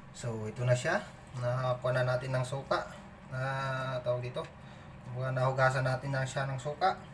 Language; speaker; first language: Filipino; non-native, local second language; Iloko